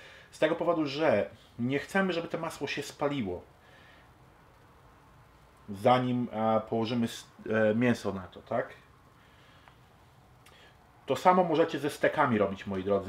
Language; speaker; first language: Polish; early bilingual, heritage; Polish